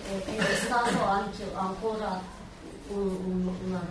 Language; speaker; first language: Italian; non-native, learner; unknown